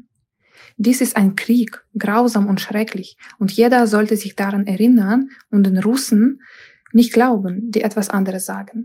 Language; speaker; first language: German; non-native, fluent; Ukrainian